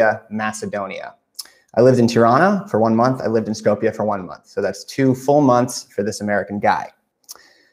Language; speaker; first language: English; native; English